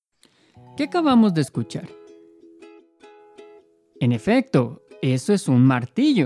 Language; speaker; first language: Spanish; native; Spanish